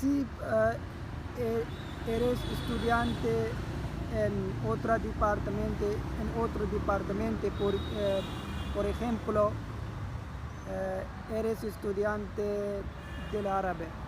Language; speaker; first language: Spanish; non-native, learner; Urdu